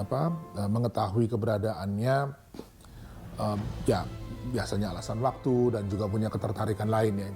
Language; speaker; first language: Indonesian; native; Indonesian